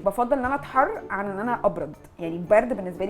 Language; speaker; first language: Arabic; native; Arabic